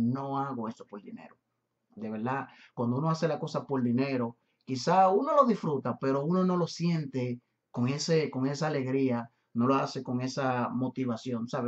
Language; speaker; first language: Spanish; native; Spanish